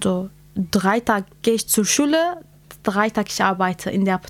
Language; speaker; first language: German; non-native, learner; Kurdish